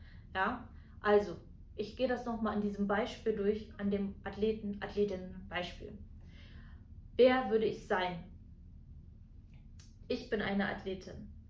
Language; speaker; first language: German; native; German